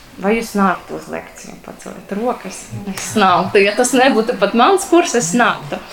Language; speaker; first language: Latvian; non-native, local second language; Russian